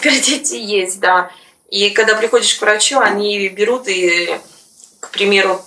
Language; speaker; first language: Russian; native; Russian